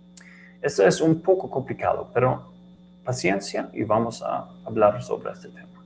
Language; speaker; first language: Spanish; non-native, learner; English